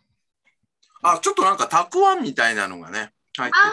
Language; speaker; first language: Japanese; native; Japanese